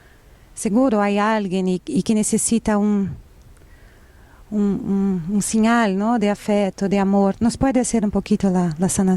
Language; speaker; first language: Spanish; non-native, fluent; Portuguese